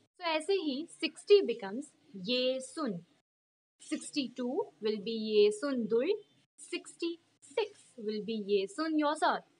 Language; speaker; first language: Hindi; native; Hindi